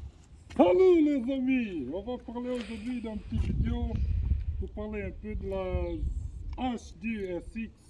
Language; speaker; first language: French; non-native, fluent; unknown